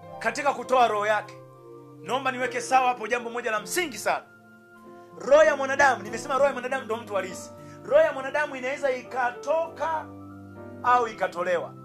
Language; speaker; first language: Swahili; native; Swahili